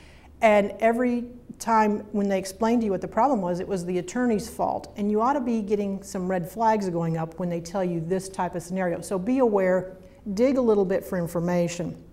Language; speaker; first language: English; native; English